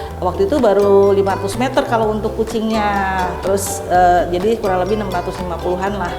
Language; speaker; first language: Indonesian; native; Indonesian